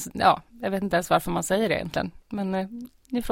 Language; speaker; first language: Swedish; native; Swedish